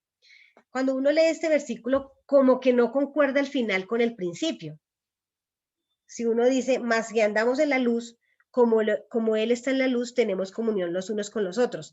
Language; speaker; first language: Spanish; native; Spanish